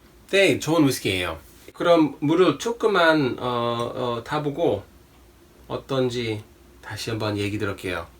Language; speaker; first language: Korean; non-native, fluent; English